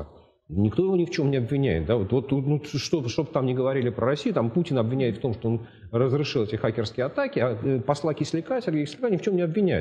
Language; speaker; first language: Russian; native; Russian